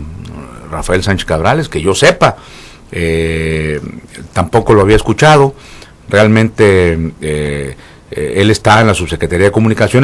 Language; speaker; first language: Spanish; native; Spanish